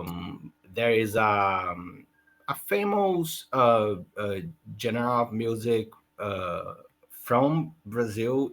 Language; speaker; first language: English; non-native, learner; Portuguese